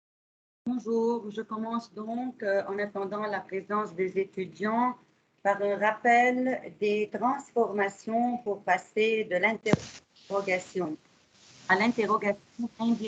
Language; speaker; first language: French; non-native, fluent; Arabic